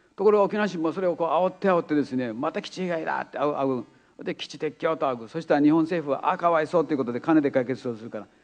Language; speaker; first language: Japanese; native; Japanese